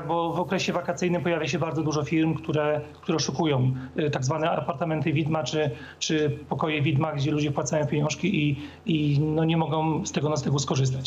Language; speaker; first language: Polish; native; Polish